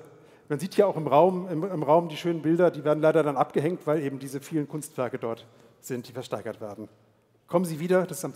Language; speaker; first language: German; native; German